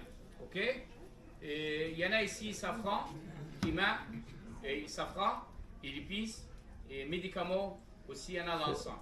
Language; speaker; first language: French; non-native, learner; Arabic